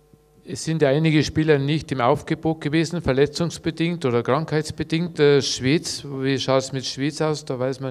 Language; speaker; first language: German; native; German